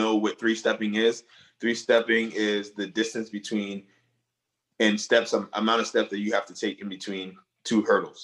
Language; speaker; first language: English; early bilingual, other home language; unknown